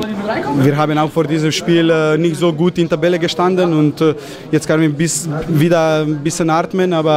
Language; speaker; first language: German; non-native, fluent; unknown